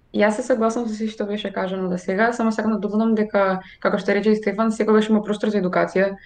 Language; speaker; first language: Macedonian; native; Macedonian